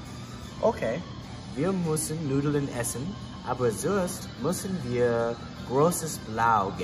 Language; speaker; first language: German; non-native, learner; English